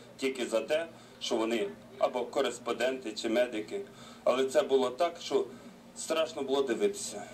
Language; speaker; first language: Ukrainian; native; Ukrainian